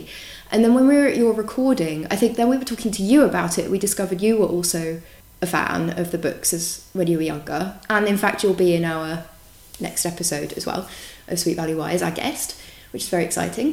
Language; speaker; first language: English; native; English